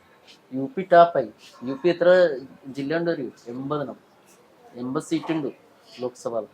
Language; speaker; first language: Malayalam; non-native, local second language; Hindi